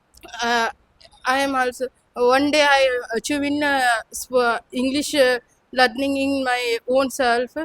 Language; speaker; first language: English; non-native, local second language; Kannada